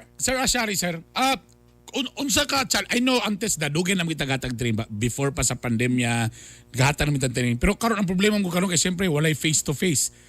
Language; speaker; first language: Cebuano; native; Cebuano